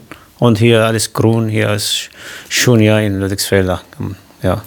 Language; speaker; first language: German; non-native, local second language; Kurdish